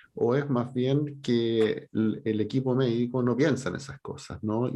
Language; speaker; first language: Spanish; native; Spanish